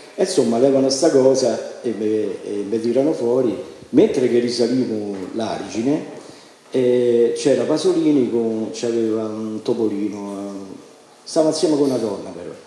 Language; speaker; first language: Italian; native; Italian